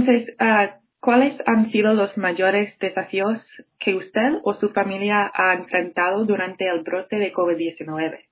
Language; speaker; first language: Spanish; non-native, fluent; English